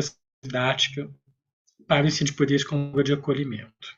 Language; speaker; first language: Portuguese; native; Portuguese